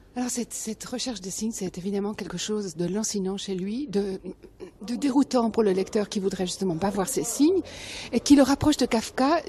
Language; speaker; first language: French; native; French